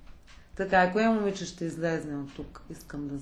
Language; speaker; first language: Bulgarian; native; Bulgarian